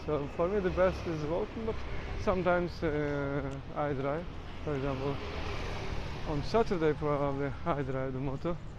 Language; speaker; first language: English; non-native, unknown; Turkish